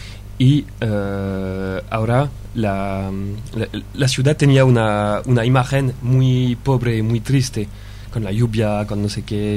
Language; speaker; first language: Spanish; non-native, fluent; French